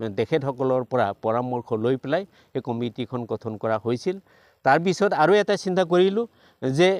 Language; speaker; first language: Assamese; non-native, local second language; Bodo